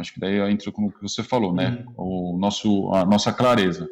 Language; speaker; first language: Portuguese; native; Portuguese